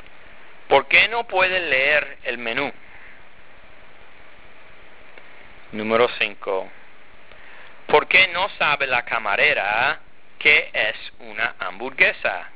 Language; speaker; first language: Spanish; non-native, fluent; English